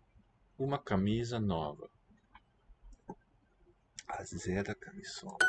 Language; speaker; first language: Portuguese; non-native, learner; English